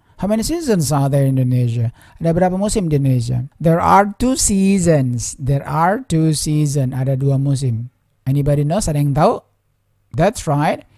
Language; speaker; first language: English; non-native, fluent; Indonesian